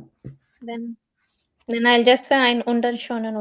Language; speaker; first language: German; non-native, learner; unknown